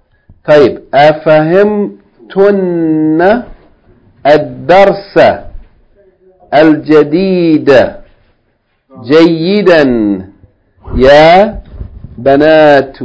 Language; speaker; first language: Arabic; non-native, fluent; English